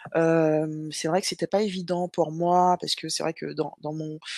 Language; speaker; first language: French; native; French